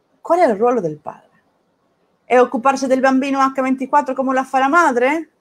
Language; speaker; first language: Italian; non-native, fluent; Spanish